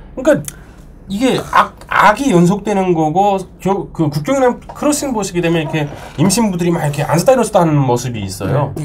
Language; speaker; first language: Korean; native; Korean